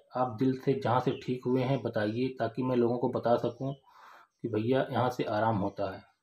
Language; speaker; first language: Hindi; native; Hindi